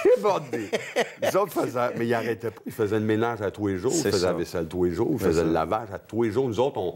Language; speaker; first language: French; native; French